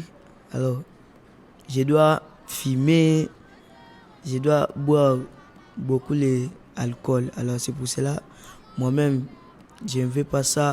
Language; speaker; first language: French; non-native, local second language; Lingala